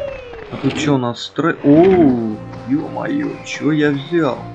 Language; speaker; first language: Russian; native; Russian